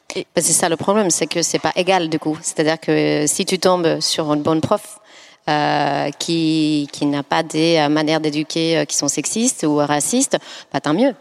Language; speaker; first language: French; non-native, fluent; Finnish